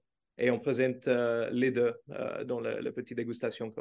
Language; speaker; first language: French; non-native, learner; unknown